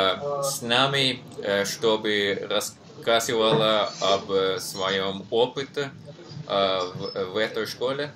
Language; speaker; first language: Russian; non-native, learner; Norwegian